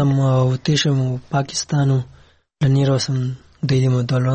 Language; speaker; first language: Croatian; non-native, learner; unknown